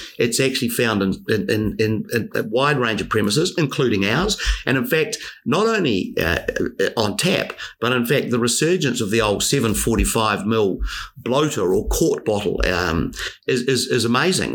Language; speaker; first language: English; native; English